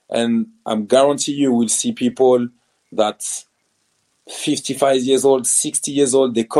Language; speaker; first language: English; non-native, fluent; French